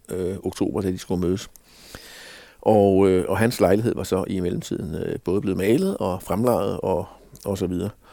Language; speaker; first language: Danish; native; Danish